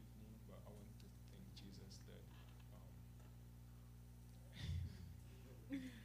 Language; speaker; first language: English; non-native, local second language; Ganda